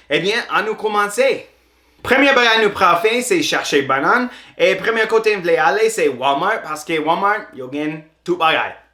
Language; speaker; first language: Haitian Creole; non-native, learner; English